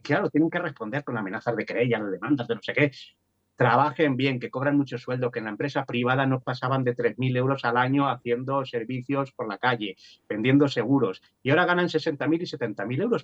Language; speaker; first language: Spanish; native; Spanish